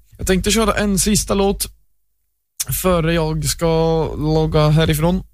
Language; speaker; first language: Swedish; native; Swedish